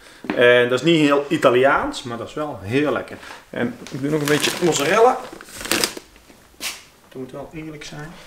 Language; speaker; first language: Dutch; native; Dutch